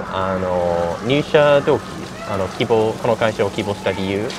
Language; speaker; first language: Japanese; non-native, fluent; English